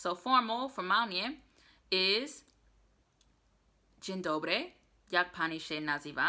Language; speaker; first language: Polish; non-native, learner; English